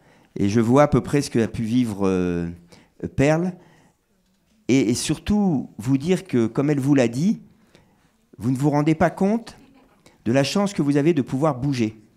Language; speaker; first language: French; native; French